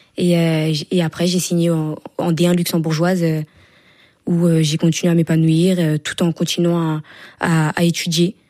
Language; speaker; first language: French; early bilingual, other home language; Wolof